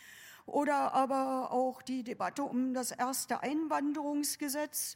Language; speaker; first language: German; native; German